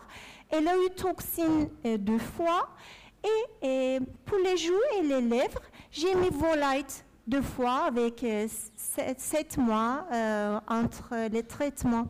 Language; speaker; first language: French; non-native, fluent; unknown